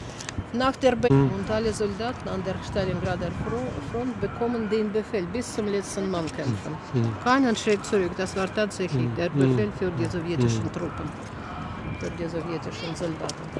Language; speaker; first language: German; non-native, fluent; Russian